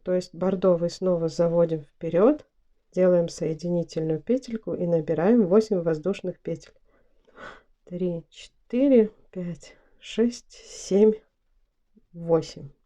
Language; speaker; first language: Russian; native; Russian